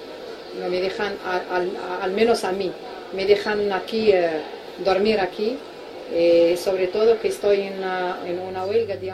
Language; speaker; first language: Spanish; non-native, fluent; Arabic